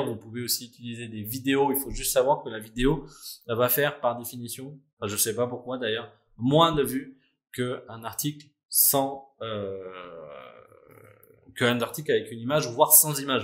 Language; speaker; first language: French; native; French